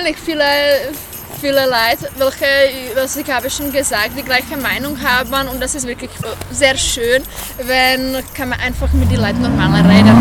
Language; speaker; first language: German; non-native, fluent; Czech